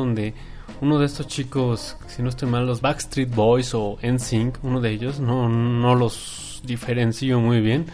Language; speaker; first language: Spanish; native; Spanish